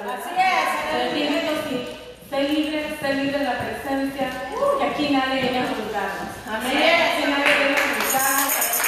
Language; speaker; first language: Spanish; native; Spanish